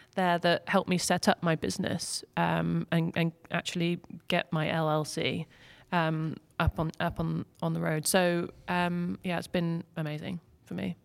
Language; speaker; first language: English; native; English